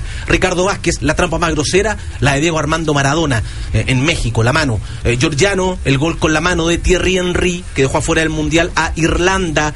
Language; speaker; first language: Spanish; native; Spanish